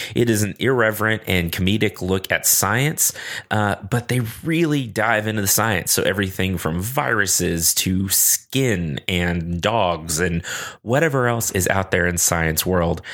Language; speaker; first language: English; native; English